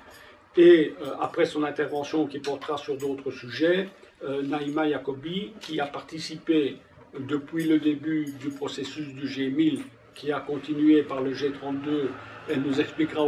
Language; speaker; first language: French; native; French